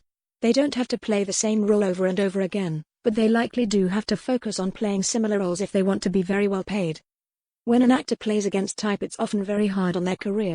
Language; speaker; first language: English; native; English